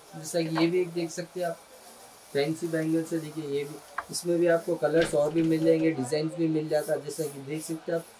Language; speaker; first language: Hindi; non-native, local second language; Urdu